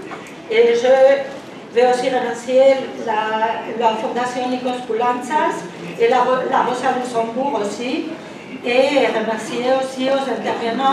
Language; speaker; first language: French; non-native, fluent; Spanish